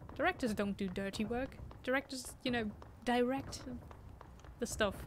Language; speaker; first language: English; non-native, fluent; German